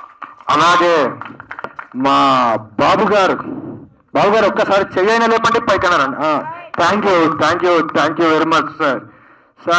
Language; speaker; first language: Telugu; native; Telugu